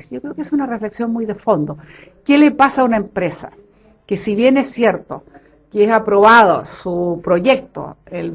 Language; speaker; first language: Spanish; native; Spanish